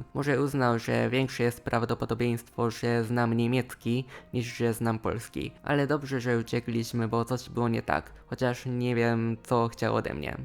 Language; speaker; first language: Polish; non-native, fluent; Japanese